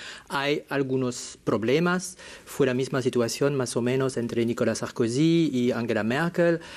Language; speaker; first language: Spanish; non-native, fluent; French